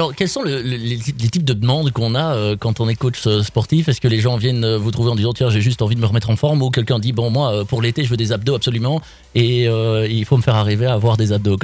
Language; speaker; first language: French; native; French